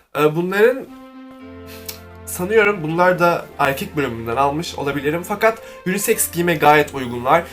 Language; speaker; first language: Turkish; native; Turkish